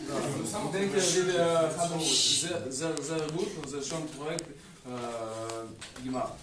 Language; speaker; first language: German; non-native, learner; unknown